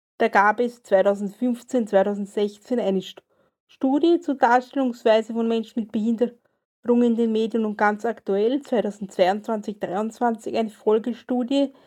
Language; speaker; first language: German; native; German